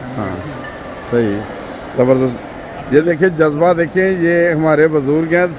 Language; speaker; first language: Urdu; native; Urdu